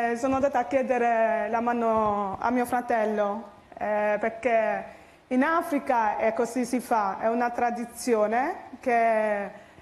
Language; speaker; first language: Italian; non-native, fluent; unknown